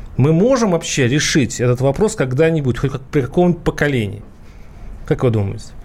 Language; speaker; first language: Russian; native; Russian